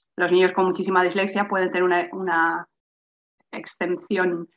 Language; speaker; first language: Spanish; native; Spanish